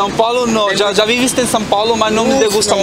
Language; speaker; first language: Portuguese; non-native, learner; Spanish